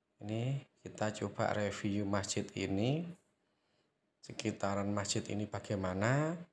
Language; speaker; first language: Indonesian; native; Indonesian